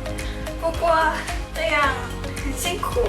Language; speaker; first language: Chinese; non-native, fluent; Korean